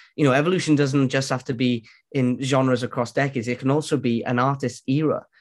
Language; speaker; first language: English; native; English